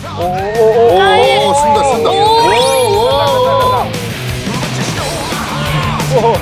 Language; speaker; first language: Korean; native; Korean